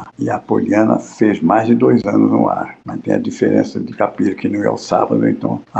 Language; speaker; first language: Portuguese; native; Portuguese